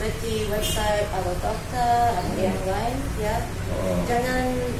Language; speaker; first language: Indonesian; non-native, fluent; English